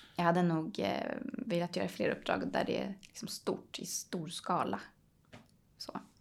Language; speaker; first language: Swedish; early bilingual, other home language; Polish